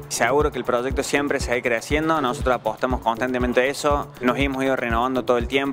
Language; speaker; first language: Spanish; native; Spanish